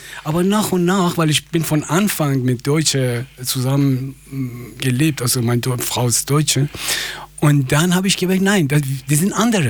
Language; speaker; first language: German; non-native, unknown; Persian